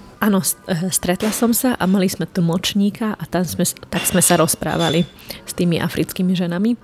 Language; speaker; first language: Slovak; non-native, local second language; Hungarian